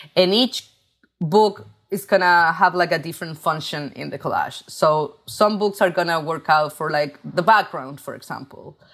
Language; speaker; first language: English; non-native, fluent; Spanish